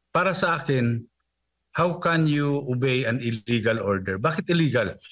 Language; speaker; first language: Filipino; non-native, local second language; Cebuano